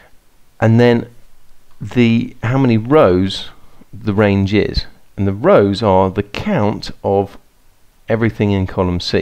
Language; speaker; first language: English; native; English